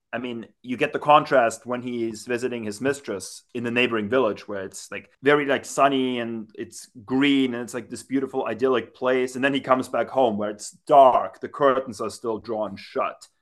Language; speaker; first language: English; non-native, fluent; German